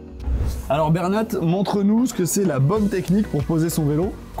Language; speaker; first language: French; native; French